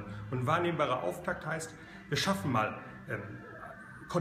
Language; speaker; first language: German; native; German